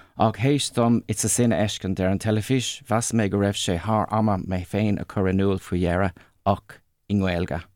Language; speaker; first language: Irish; non-native, local second language; English